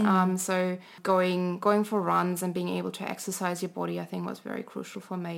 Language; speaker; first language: English; non-native, fluent; German